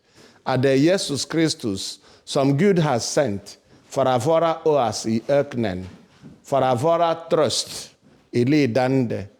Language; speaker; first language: Swedish; non-native, fluent; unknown